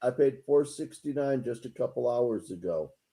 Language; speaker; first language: English; native; English